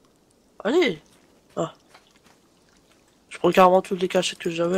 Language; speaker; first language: French; native; French